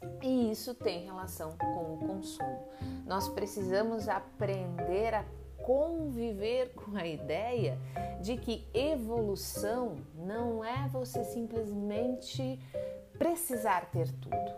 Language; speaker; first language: Portuguese; native; Portuguese